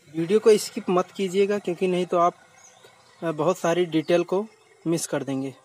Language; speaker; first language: Hindi; native; Hindi